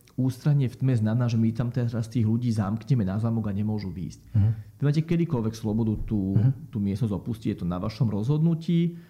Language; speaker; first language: Slovak; native; Slovak